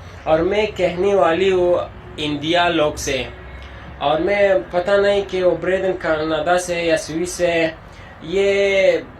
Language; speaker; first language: Hindi; non-native, learner; Persian